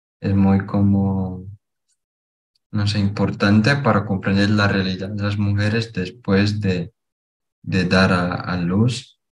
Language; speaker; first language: Spanish; non-native, fluent; Portuguese